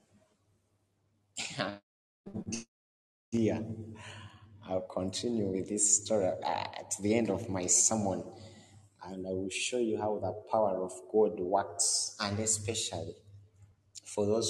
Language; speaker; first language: English; non-native, local second language; Ganda